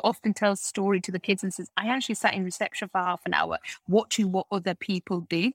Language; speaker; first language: English; native; English